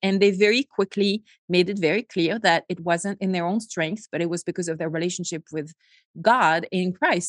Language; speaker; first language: English; non-native, fluent; French